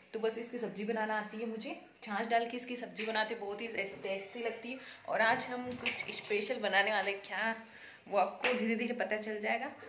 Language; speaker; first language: Hindi; native; Hindi